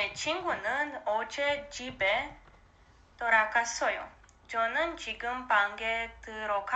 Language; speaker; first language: Korean; non-native, learner; Romanian